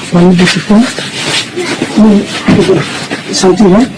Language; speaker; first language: Hindi; non-native, local second language; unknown